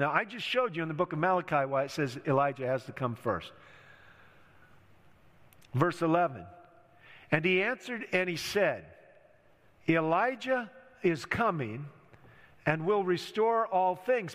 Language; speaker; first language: English; native; English